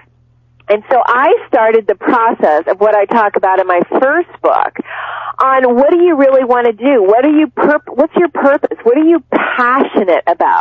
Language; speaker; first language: English; native; English